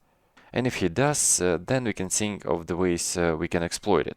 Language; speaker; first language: English; non-native, fluent; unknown